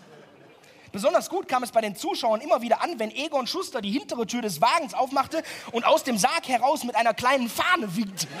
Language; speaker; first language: German; native; German